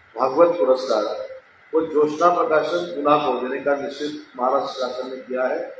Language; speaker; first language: Hindi; non-native, local second language; Marathi